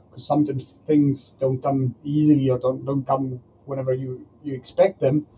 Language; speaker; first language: English; non-native, fluent; Spanish